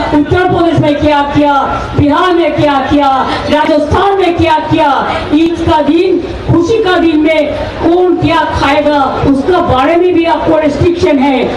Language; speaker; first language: Hindi; non-native, local second language; Bangla